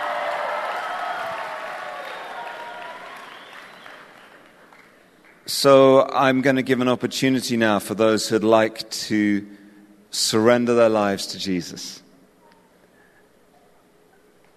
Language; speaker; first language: English; native; English